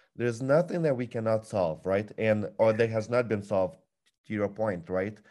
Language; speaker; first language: English; non-native, fluent; Lithuanian